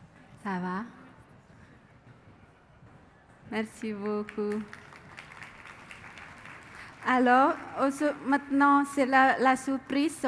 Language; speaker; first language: French; non-native, learner; Indonesian